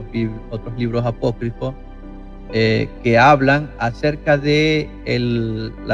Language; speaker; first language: Spanish; native; Spanish